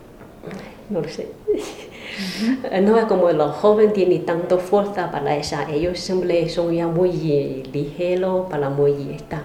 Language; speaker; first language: Spanish; non-native, learner; Chinese